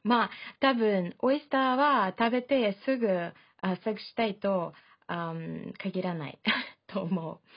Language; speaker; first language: Japanese; non-native, fluent; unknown